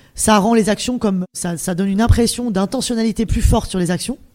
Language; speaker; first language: French; native; French